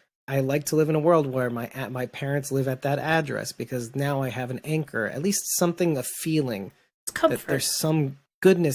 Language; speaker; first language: English; native; English